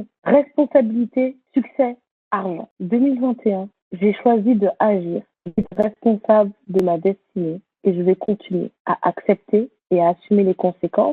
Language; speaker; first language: French; native; French